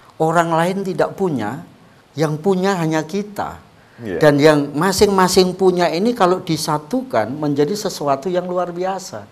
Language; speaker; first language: Indonesian; non-native, local second language; Javanese